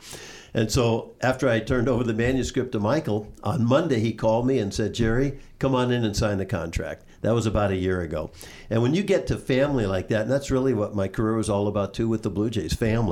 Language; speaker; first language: English; native; English